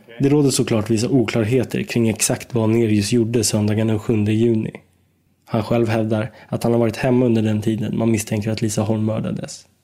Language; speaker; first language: Swedish; native; Swedish